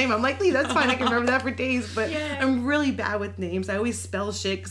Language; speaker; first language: English; native; English